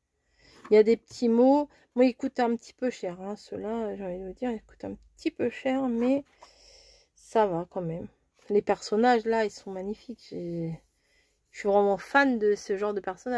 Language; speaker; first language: French; native; French